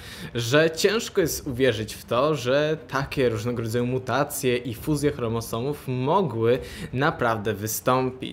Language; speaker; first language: Polish; native; Polish